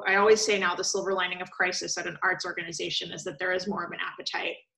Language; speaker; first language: English; native; English